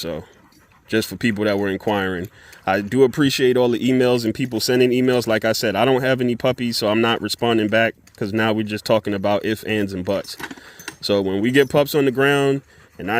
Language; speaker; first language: English; native; English